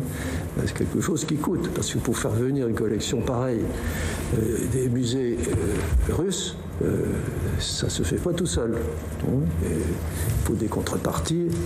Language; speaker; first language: French; native; French